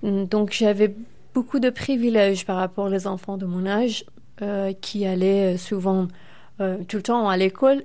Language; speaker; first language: French; non-native, fluent; Persian